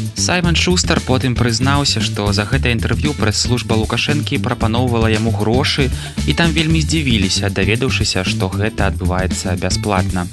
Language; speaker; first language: Belarusian; native; Belarusian